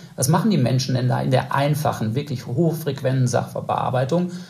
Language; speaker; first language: German; native; German